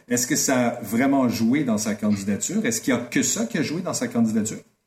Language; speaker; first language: French; native; French